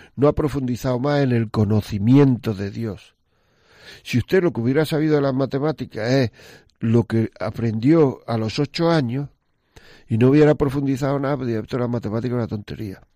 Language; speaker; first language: Spanish; native; Spanish